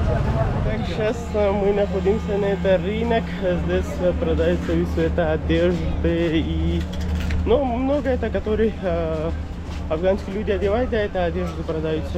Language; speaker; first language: Russian; non-native, learner; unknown